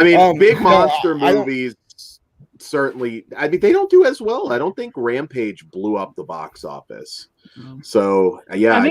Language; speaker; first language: English; native; English